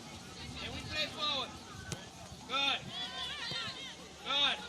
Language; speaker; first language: English; native; English